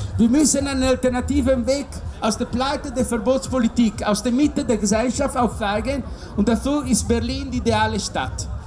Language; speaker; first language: German; non-native, learner; Italian